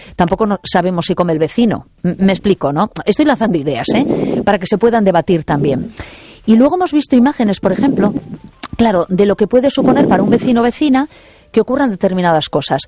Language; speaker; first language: Spanish; native; Spanish